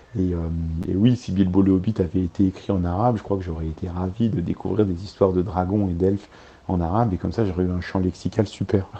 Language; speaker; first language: French; early bilingual, other home language; Arabic